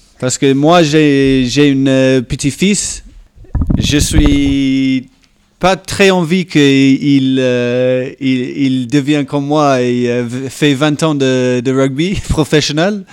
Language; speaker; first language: French; non-native, fluent; English